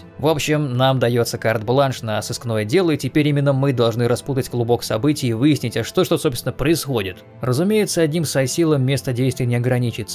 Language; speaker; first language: Russian; native; Russian